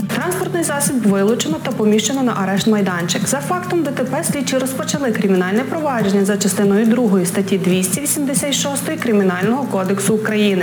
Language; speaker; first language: Ukrainian; native; Ukrainian